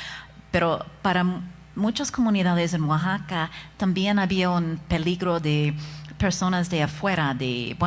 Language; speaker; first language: Spanish; non-native, fluent; English